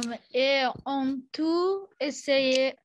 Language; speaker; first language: French; non-native, learner; English